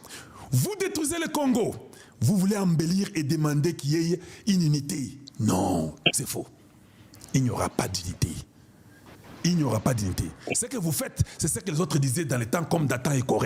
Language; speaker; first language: French; non-native, local second language; Lingala